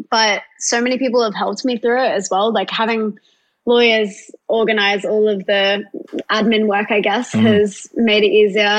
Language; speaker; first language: English; native; English